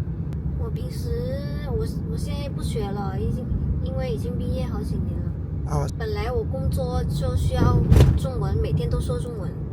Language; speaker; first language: Chinese; non-native, fluent; Vietnamese